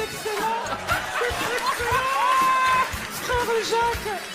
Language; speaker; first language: French; native; French